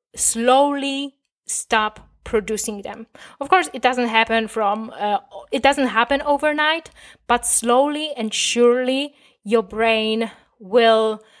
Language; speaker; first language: English; non-native, fluent; Polish